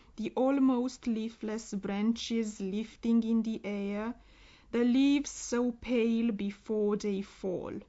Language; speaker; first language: English; non-native, fluent; Romanian